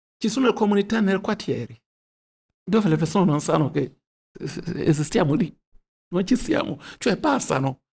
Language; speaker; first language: Italian; non-native, fluent; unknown